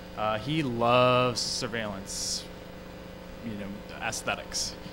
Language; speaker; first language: English; native; English